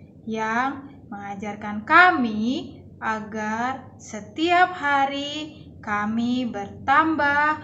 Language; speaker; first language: Indonesian; native; Indonesian